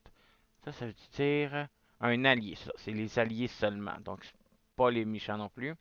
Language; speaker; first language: French; native; French